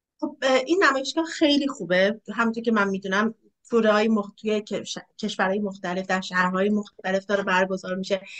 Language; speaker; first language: Persian; native; Persian